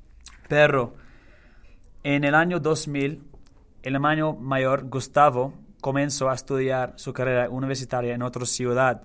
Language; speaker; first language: Spanish; non-native, learner; English